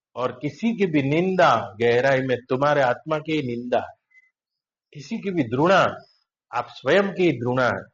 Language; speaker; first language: Hindi; non-native, local second language; Gujarati